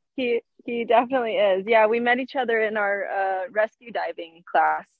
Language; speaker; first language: English; non-native, fluent; Russian